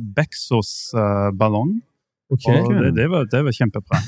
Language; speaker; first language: Norwegian; non-native, fluent; German